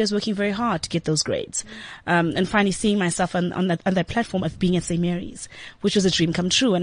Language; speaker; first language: English; non-native, local second language; Zulu